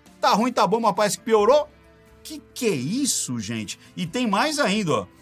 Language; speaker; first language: Portuguese; native; Portuguese